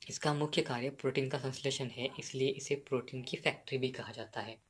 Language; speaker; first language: Hindi; non-native, local second language; Marathi